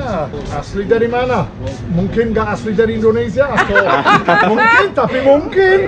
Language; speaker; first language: Indonesian; non-native, fluent; English